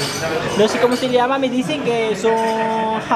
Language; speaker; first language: Spanish; non-native, learner; Filipino